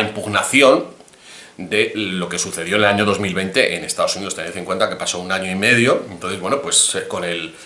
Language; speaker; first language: Spanish; native; Spanish